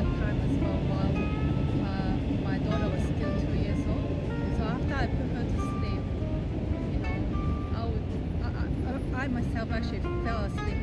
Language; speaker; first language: English; non-native, local second language; Japanese